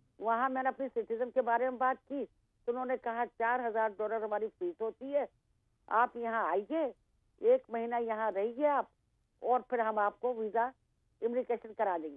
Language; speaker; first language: Urdu; native; Urdu